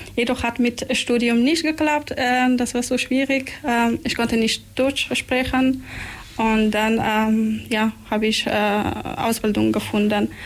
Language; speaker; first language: German; non-native, fluent; Persian